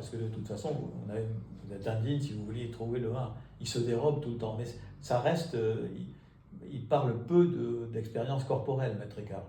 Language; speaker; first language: French; native; French